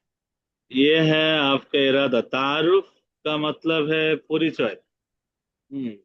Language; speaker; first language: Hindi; non-native, fluent; Bangla